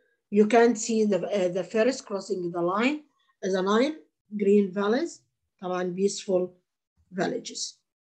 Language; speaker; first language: English; non-native, fluent; Arabic